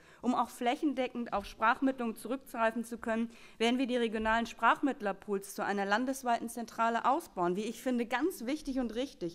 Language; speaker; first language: German; native; German